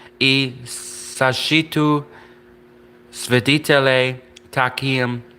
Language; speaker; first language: Russian; non-native, learner; English